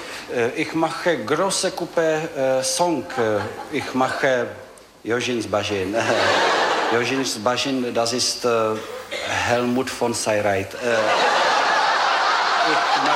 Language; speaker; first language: German; non-native, learner; Czech